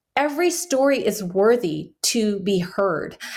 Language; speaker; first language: English; early bilingual, other home language; Chinese